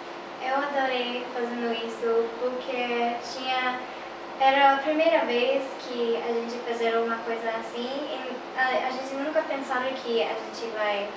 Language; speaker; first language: Portuguese; early bilingual, heritage; English